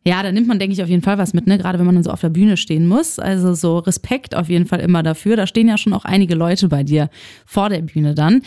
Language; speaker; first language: German; native; German